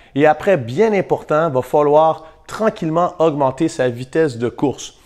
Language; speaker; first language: French; native; French